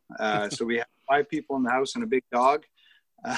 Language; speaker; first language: English; native; English